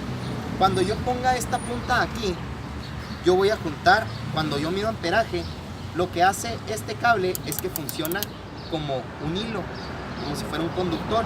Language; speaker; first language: Spanish; native; Spanish